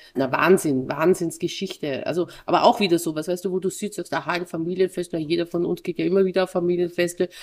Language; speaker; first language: German; native; German